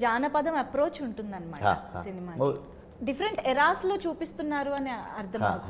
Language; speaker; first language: Telugu; native; Telugu